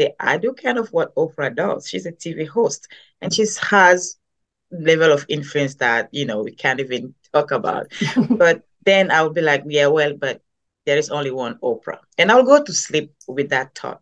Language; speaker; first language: English; non-native, local second language; French